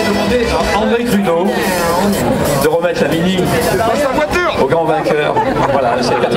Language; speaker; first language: French; native; French